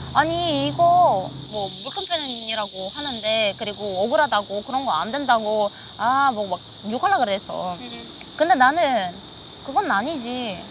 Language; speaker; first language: Korean; non-native, fluent; Romanian